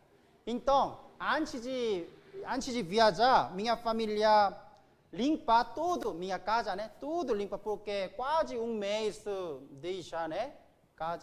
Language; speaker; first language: Portuguese; non-native, learner; Korean